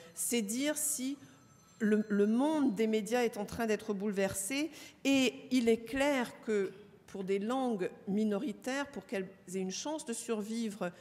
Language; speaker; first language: French; native; French